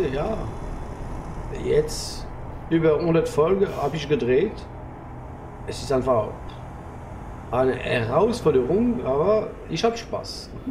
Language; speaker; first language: German; non-native, fluent; French